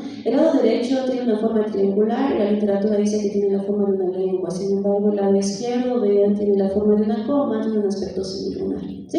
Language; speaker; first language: Spanish; native; Spanish